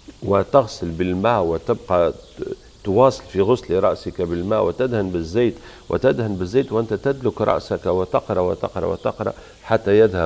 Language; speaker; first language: Arabic; native; Arabic